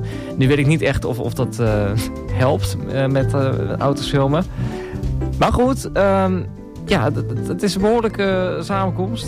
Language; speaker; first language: Dutch; native; Dutch